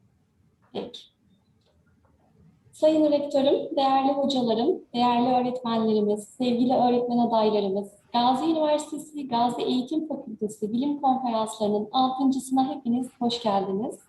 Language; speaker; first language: Turkish; native; Turkish